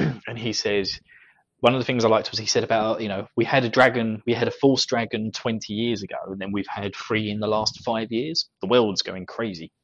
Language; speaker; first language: English; native; English